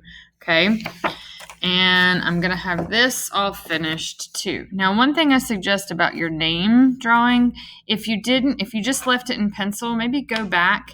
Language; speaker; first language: English; native; English